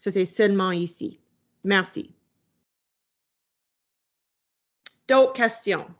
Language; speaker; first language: French; non-native, local second language; English